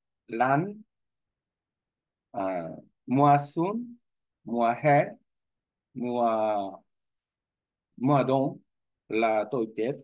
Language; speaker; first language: Vietnamese; non-native, learner; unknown